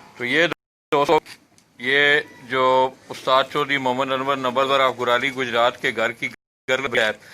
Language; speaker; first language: Urdu; non-native, local second language; Punjabi